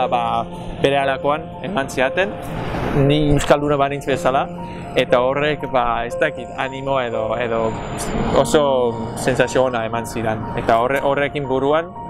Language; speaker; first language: Basque; non-native, fluent; English